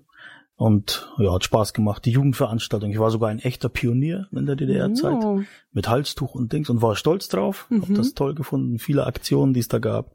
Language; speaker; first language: German; native; German